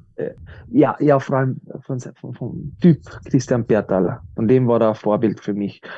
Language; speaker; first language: German; native; German